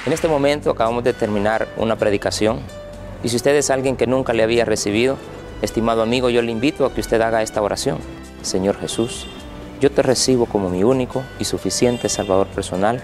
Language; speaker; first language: Spanish; native; Spanish